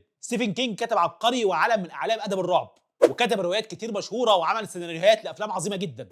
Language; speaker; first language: Arabic; native; Arabic